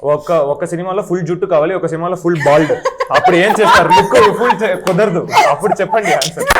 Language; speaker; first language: Telugu; non-native, local second language; Tamil